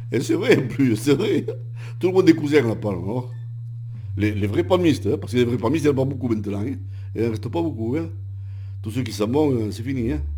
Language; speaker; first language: French; native; French